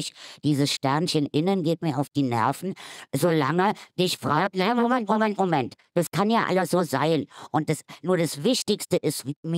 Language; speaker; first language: German; native; German